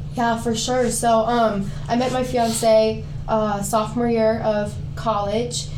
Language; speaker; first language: English; native; English